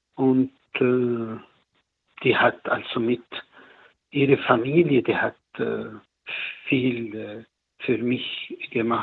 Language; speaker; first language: German; non-native, learner; Arabic